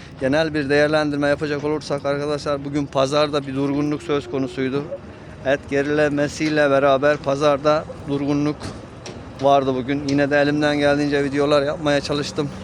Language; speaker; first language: Turkish; native; Turkish